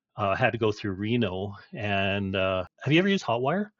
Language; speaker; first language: English; native; English